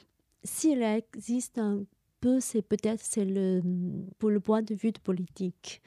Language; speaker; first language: French; non-native, fluent; Chinese